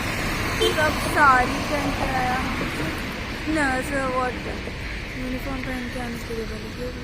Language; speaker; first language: Hindi; non-native, local second language; Malayalam